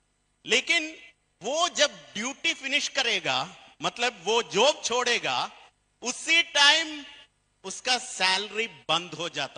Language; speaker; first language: Hindi; non-native, fluent; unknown